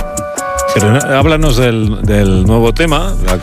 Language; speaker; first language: Spanish; native; Spanish